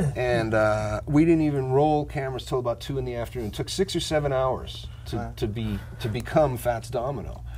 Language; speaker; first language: English; native; English